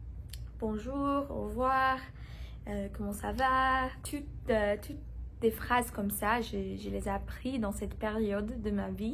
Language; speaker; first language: French; non-native, learner; English